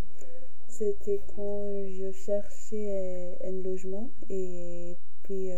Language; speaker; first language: French; non-native, fluent; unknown